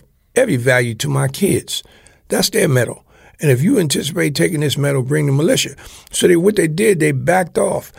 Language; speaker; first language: English; native; English